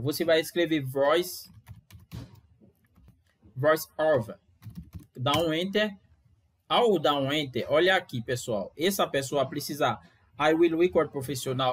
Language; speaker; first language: Portuguese; non-native, fluent; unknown